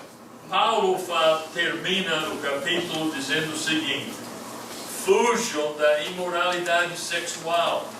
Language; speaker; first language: Portuguese; non-native, fluent; English